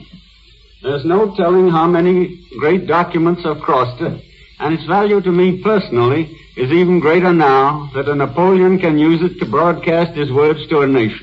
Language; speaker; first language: English; native; English